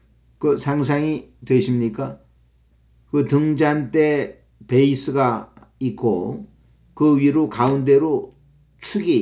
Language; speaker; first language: Korean; native; Korean